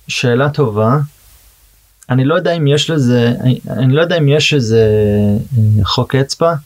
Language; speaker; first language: Hebrew; early bilingual, heritage; Hebrew